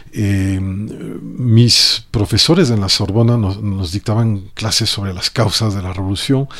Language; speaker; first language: Spanish; non-native, fluent; French